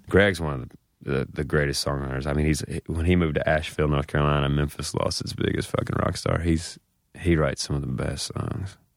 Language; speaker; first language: English; native; English